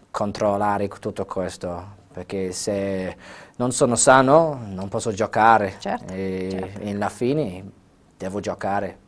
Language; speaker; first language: Italian; non-native, fluent; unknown